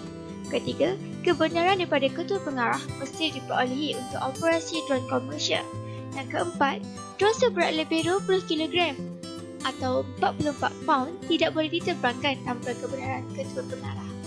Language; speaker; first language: Malay; native; Malay